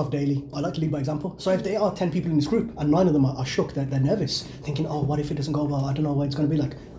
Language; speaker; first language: English; native; English